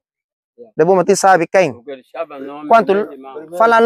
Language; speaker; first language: Portuguese; non-native, learner; Vietnamese